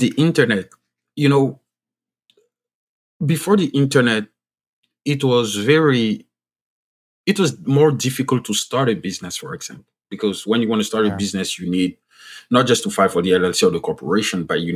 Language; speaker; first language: English; non-native, fluent; French